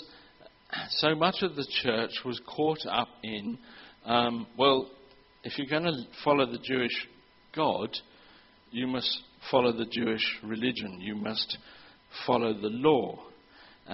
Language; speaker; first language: English; native; English